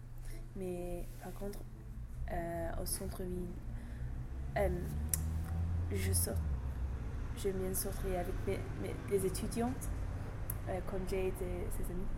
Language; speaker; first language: French; non-native, learner; English